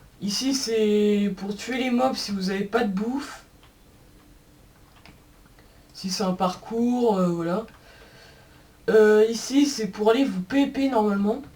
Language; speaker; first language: French; native; French